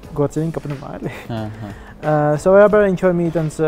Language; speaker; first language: Armenian; early bilingual, heritage; Armenian